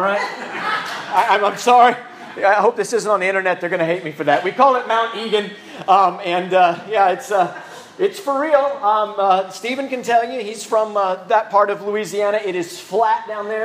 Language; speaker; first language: English; native; English